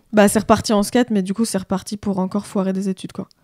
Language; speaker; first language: French; native; French